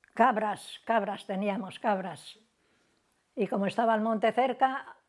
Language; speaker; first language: Spanish; native; Spanish